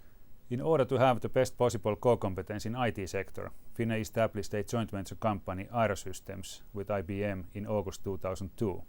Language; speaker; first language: English; non-native, fluent; Finnish